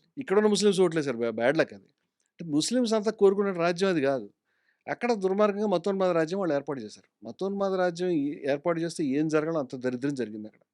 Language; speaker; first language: Telugu; native; Telugu